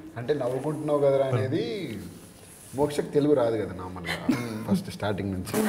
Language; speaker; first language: Telugu; native; Telugu